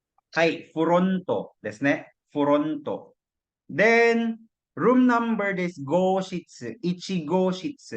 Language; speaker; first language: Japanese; non-native, fluent; Cebuano